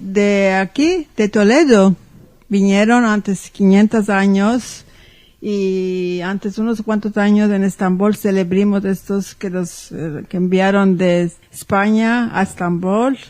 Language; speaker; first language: Spanish; early bilingual, heritage; Ladino